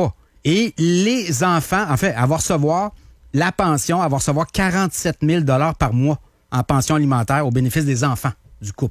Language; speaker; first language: French; native; French